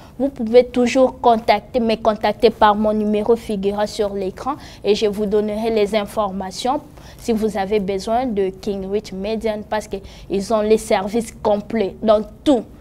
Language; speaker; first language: French; non-native, local second language; Lingala